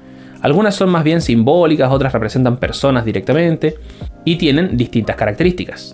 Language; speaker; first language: Spanish; native; Spanish